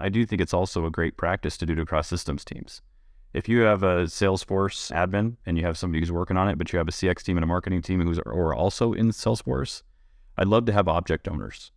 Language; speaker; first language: English; native; English